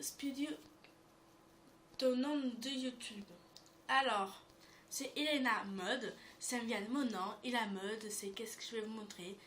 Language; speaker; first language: French; native; French